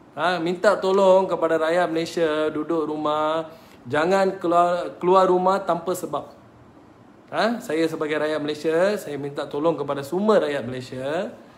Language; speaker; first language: Malay; non-native, local second language; Tamil